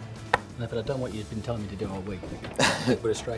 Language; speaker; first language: English; native; English